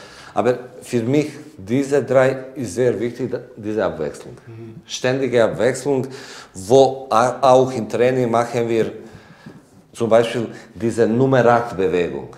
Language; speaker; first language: German; non-native, learner; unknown